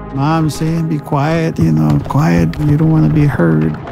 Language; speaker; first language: English; early bilingual, other home language; Spanish